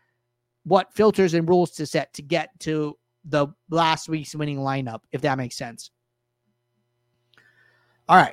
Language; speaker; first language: English; native; English